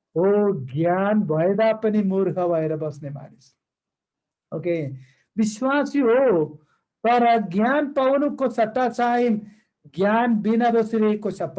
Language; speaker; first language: Nepali; non-native, fluent; Malayalam